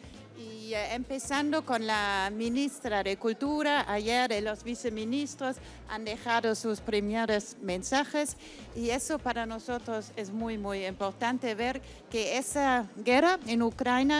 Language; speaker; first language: Spanish; non-native, fluent; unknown